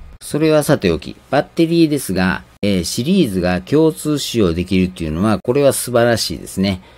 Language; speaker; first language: Japanese; native; Japanese